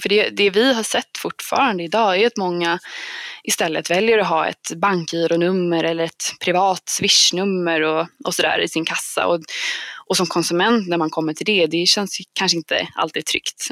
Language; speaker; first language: Swedish; native; Swedish